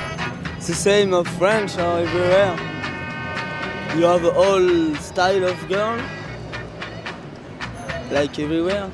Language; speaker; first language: English; non-native, learner; French